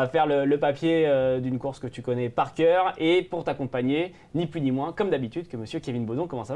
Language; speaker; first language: French; native; French